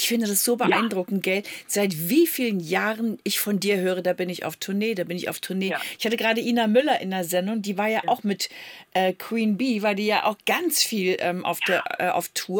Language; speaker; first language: German; native; German